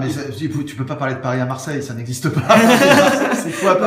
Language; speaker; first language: French; native; French